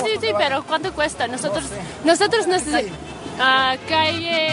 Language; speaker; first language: Spanish; non-native, learner; English